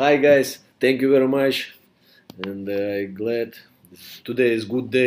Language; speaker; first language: English; non-native, learner; Russian